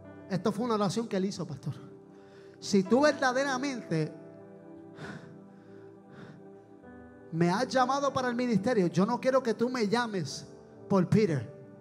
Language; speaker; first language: Spanish; native; Spanish